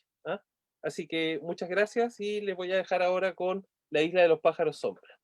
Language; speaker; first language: Spanish; native; Spanish